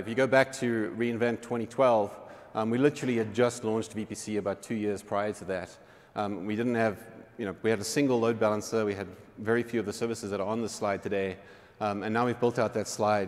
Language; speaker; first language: English; native; English